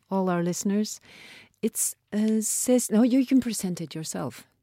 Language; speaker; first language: English; non-native, fluent; Norwegian